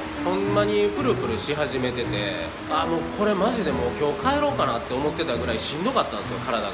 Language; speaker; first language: Japanese; native; Japanese